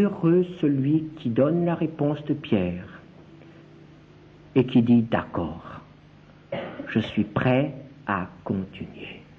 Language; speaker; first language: French; native; French